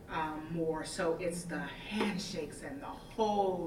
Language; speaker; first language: English; native; English